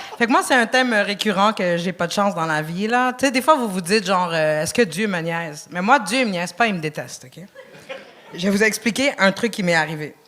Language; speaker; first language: French; early bilingual, other home language; Arabic